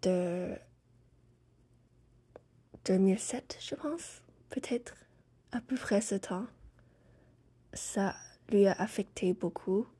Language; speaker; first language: French; non-native, fluent; English